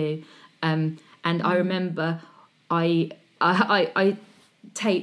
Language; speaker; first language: English; native; English